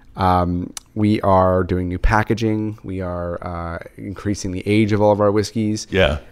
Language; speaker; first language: English; native; English